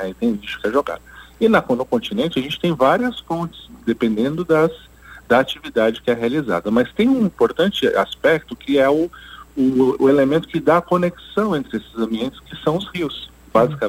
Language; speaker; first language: Portuguese; native; Portuguese